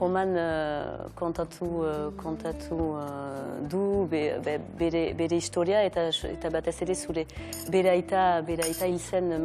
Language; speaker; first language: Basque; non-native, local second language; French